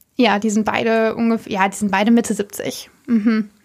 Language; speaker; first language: German; native; German